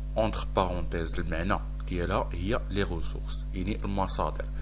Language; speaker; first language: French; non-native, local second language; Arabic